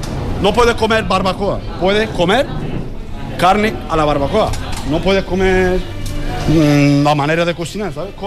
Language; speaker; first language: Spanish; non-native, learner; Turkish